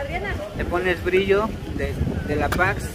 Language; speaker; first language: Spanish; native; Spanish